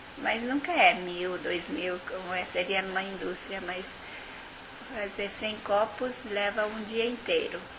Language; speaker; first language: Portuguese; early bilingual, other home language; Japanese